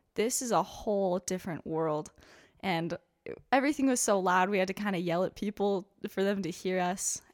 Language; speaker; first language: English; native; English